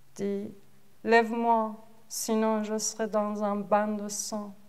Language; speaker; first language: French; non-native, fluent; Persian